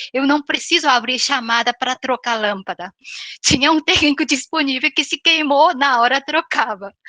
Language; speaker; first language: Portuguese; non-native, fluent; Korean